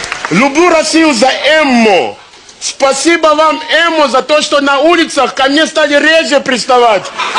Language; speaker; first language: Russian; non-native, fluent; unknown